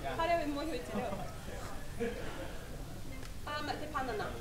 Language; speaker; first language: Māori; non-native, learner; English